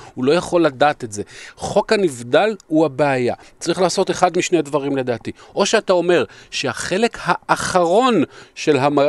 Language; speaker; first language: Hebrew; native; Hebrew